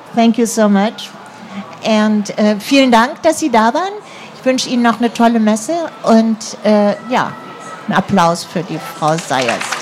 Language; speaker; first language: German; native; German